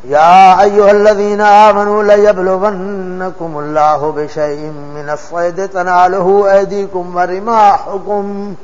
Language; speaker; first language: Urdu; non-native, local second language; Saraiki